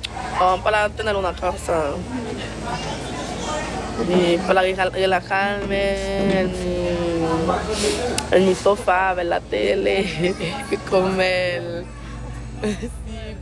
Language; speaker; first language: Spanish; non-native, learner; Haitian Creole